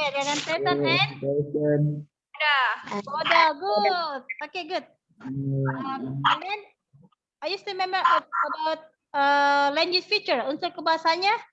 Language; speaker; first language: English; non-native, learner; Indonesian